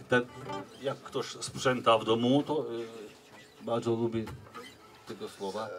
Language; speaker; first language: Polish; non-native, learner; Czech